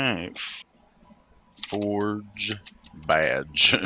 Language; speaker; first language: English; native; English